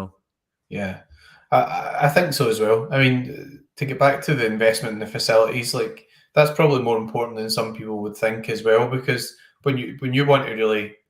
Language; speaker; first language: English; native; English